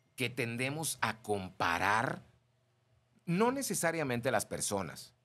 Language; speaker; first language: Spanish; native; Spanish